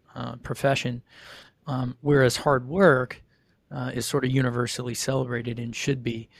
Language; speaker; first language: English; native; English